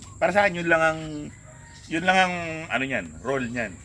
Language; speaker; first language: Filipino; non-native, local second language; Pampanga